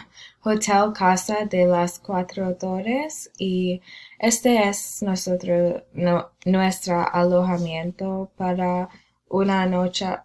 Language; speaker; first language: Spanish; non-native, learner; English